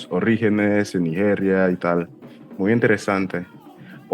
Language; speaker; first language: Spanish; non-native, fluent; English